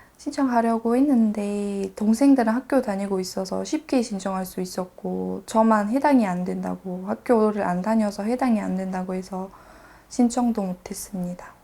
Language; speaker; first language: Korean; early bilingual, other home language; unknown